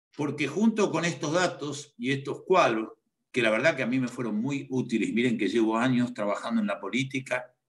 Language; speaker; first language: Spanish; native; Spanish